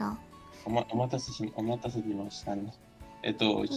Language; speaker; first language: Japanese; non-native, fluent; Spanish